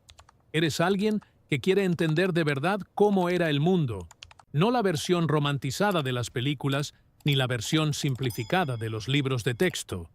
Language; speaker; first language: Spanish; native; Spanish